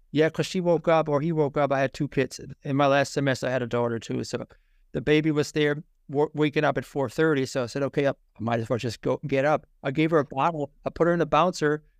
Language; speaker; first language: English; non-native, fluent; German